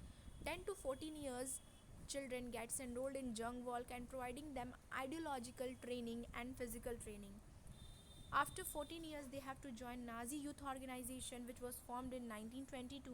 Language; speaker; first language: English; non-native, local second language; Hindi